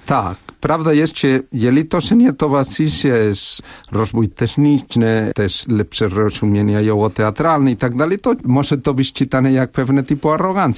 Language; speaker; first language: Polish; non-native, fluent; Spanish